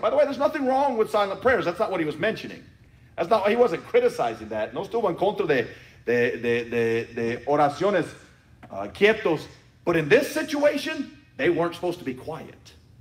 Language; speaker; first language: English; native; English